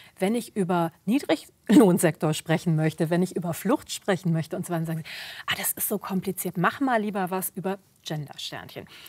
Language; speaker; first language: German; early bilingual, other home language; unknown